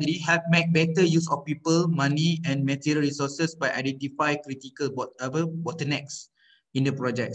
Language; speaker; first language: English; non-native, local second language; Malay